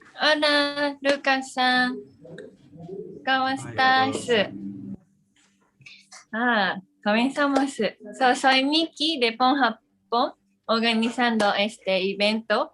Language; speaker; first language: Spanish; non-native, learner; Japanese